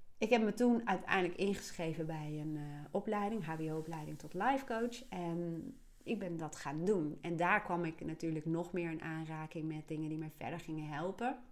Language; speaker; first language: Dutch; native; Dutch